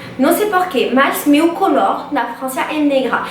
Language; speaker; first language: Portuguese; non-native, learner; French